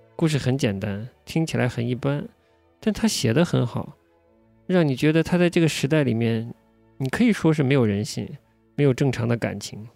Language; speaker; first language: Chinese; native; Chinese